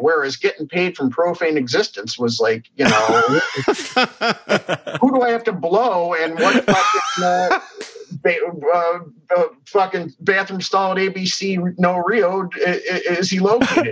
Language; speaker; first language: English; native; English